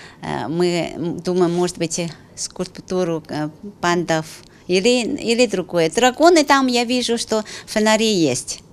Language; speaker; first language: Russian; non-native, fluent; Chinese